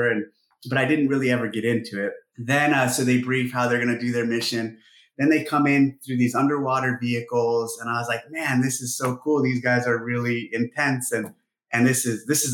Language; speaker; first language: English; native; English